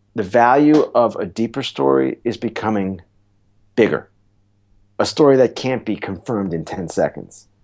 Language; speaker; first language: English; native; English